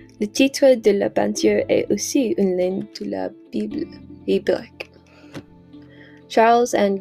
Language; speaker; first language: French; non-native, learner; English